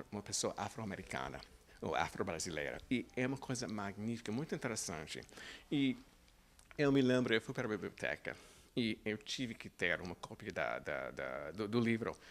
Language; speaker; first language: Portuguese; non-native, fluent; English